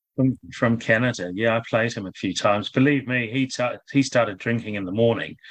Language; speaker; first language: English; native; English